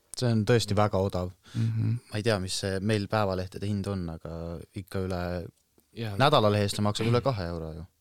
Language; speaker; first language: Estonian; native; Estonian